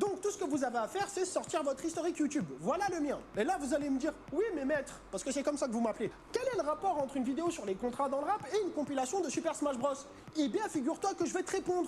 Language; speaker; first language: French; native; French